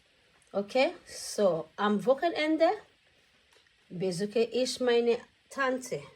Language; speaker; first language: German; non-native, fluent; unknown